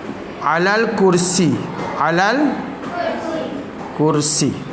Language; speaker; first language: Arabic; non-native, fluent; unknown